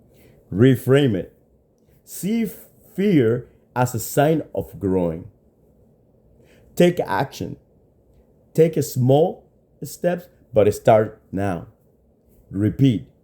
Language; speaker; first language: English; non-native, fluent; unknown